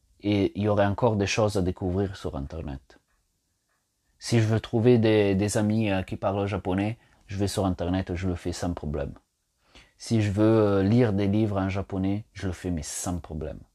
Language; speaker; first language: French; non-native, fluent; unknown